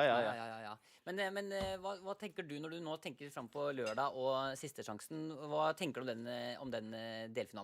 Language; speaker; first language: Norwegian; native; Norwegian